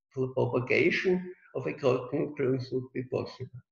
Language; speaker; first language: English; non-native, fluent; German